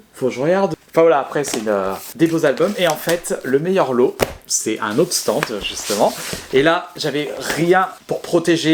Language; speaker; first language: French; native; French